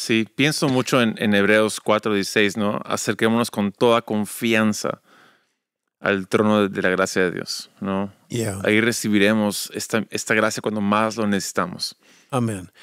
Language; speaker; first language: Spanish; early bilingual, other home language; English